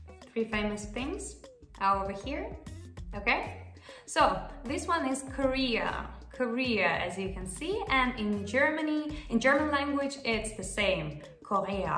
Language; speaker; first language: English; non-native, fluent; Russian